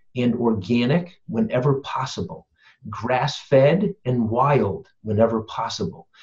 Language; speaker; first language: English; native; English